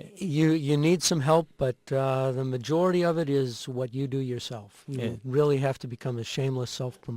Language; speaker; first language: English; native; English